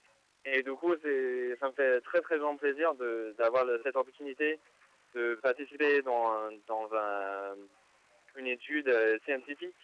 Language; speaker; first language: French; non-native, fluent; English